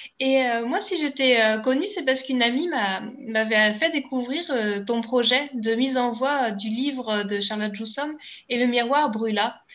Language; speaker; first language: French; native; French